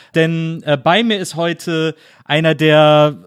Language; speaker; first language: German; native; German